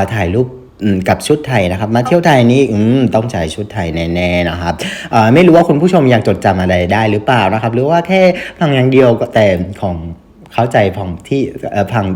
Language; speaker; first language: Thai; non-native, fluent; Vietnamese